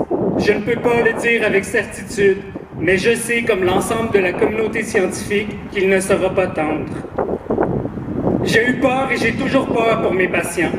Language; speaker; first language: French; native; French